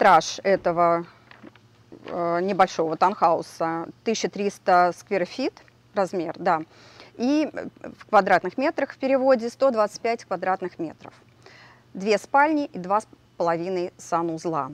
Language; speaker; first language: Russian; native; Russian